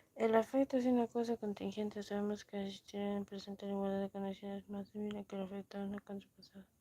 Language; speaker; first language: Spanish; native; Spanish